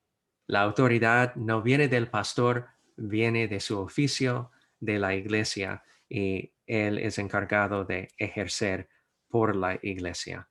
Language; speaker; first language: Spanish; non-native, fluent; English